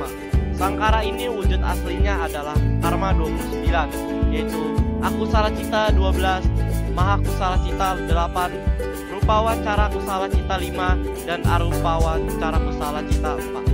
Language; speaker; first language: Indonesian; native; Indonesian